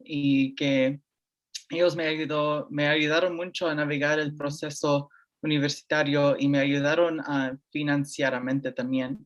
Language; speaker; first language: Spanish; early bilingual, heritage; Spanish